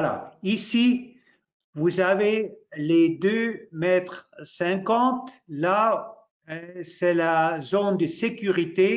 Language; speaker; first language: French; non-native, local second language; German